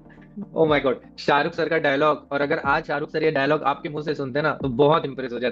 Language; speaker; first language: Hindi; native; Hindi